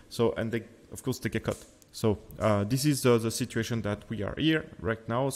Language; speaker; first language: English; non-native, fluent; French